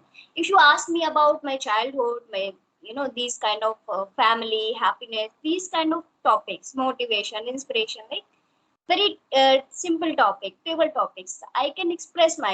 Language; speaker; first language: English; non-native, local second language; Hindi